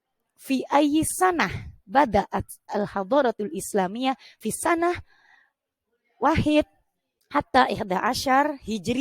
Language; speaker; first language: Arabic; non-native, fluent; Indonesian